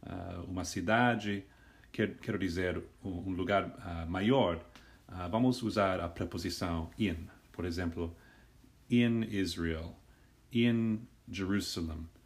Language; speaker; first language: Portuguese; non-native, fluent; English